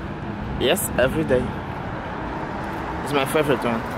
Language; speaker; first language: English; non-native, fluent; Portuguese